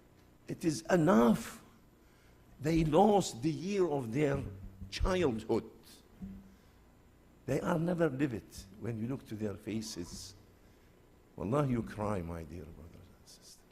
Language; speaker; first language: English; non-native, fluent; Arabic